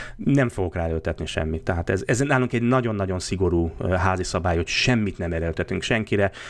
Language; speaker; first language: Hungarian; native; Hungarian